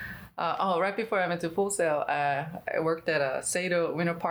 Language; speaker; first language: English; non-native, fluent; Korean